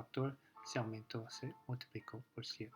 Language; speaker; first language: Spanish; non-native, fluent; English